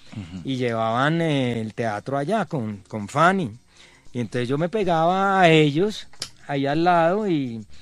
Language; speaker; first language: Spanish; early bilingual, other home language; Czech